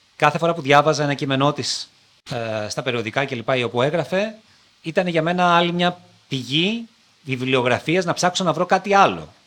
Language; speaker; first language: Greek; native; Greek